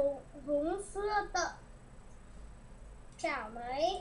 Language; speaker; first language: Chinese; non-native, learner; Vietnamese